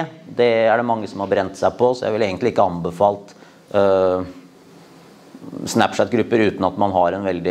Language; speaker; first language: Norwegian; native; Norwegian